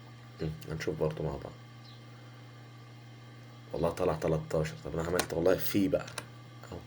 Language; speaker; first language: Arabic; native; Arabic